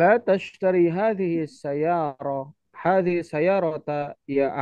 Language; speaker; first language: Arabic; non-native, learner; Indonesian